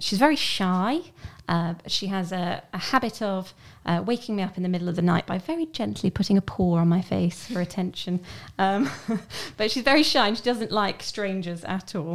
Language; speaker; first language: English; native; English